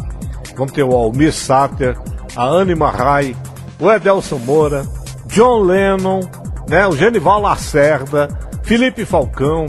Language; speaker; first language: Portuguese; native; Portuguese